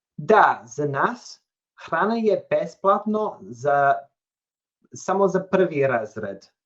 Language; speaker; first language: Serbian; non-native, learner; English